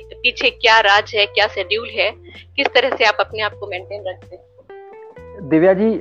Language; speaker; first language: Hindi; native; Hindi